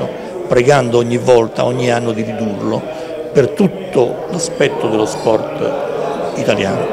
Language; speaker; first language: Italian; native; Italian